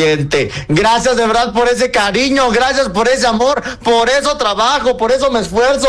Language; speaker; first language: Spanish; native; Spanish